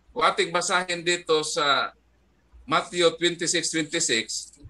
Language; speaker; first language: Filipino; non-native, local second language; Cebuano